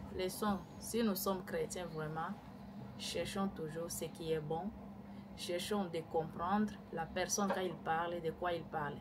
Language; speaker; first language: French; non-native, local second language; Lingala